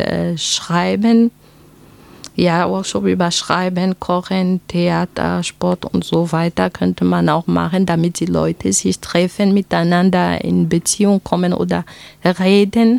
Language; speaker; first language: German; non-native, fluent; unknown